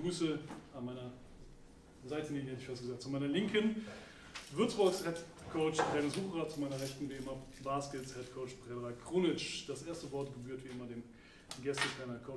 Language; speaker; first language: German; native; German